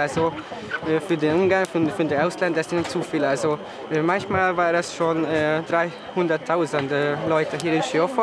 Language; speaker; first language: German; non-native, learner; Hungarian